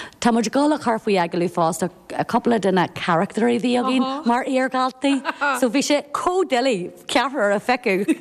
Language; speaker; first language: Irish; non-native, local second language; English